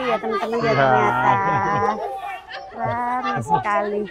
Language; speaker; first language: Indonesian; native; Indonesian